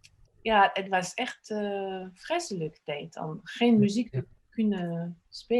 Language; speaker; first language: Dutch; non-native, fluent; French